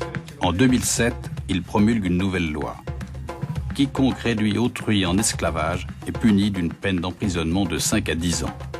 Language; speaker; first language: French; native; French